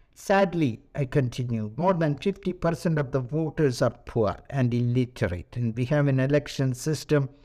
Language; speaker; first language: English; non-native, local second language; Malayalam